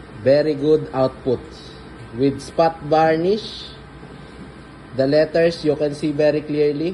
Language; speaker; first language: English; non-native, local second language; Filipino